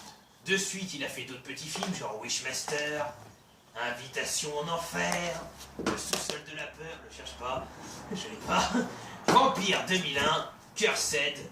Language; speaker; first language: French; native; French